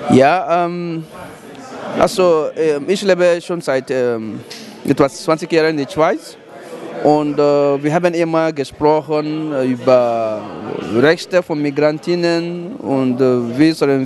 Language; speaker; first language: German; non-native, fluent; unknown